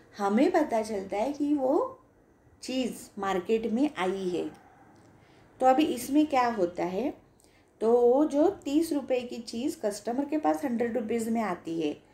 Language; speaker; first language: Hindi; non-native, local second language; Marathi